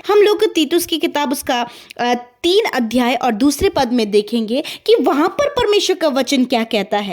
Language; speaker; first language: Hindi; native; Hindi